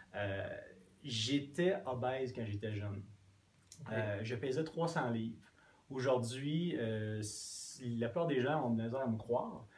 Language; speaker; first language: French; non-native, fluent; English